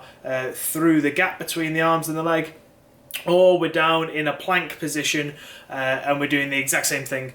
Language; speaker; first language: English; native; English